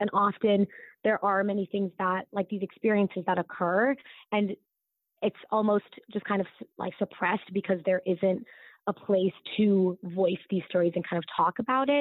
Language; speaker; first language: English; native; English